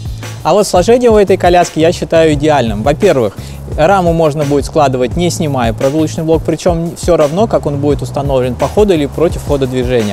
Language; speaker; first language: Russian; native; Russian